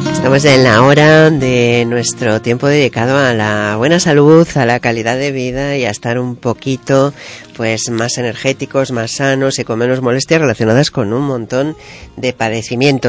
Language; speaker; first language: Spanish; native; Spanish